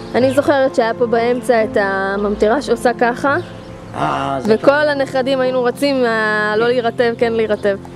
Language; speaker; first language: Hebrew; native; Hebrew